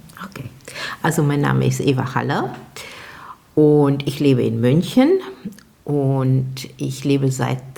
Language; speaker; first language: German; non-native, fluent; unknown